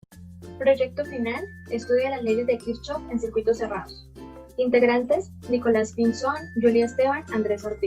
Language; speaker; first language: Spanish; native; Spanish